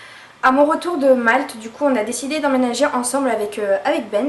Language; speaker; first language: French; native; French